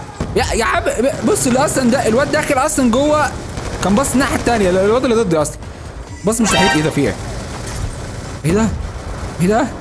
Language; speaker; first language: Arabic; native; Arabic